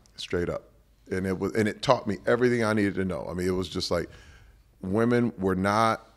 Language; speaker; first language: English; native; English